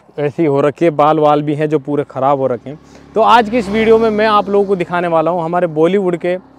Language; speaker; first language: Hindi; native; Hindi